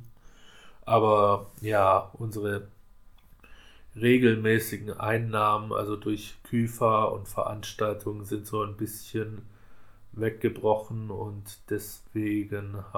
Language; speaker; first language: German; native; German